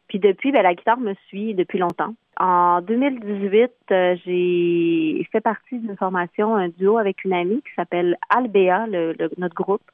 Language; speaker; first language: French; native; French